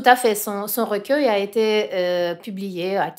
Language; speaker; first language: French; non-native, fluent; Russian